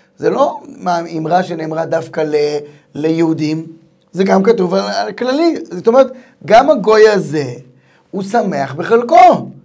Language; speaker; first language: Hebrew; native; Hebrew